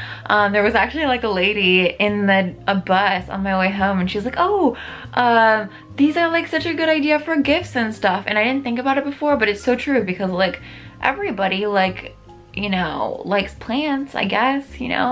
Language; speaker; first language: English; native; English